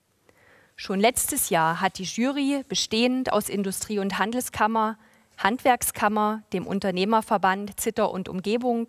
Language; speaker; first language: German; native; German